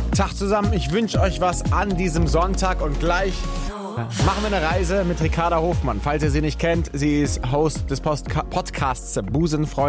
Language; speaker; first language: German; native; German